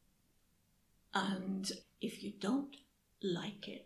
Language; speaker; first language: English; native; English